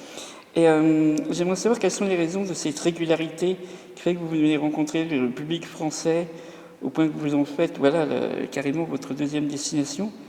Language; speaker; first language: French; native; French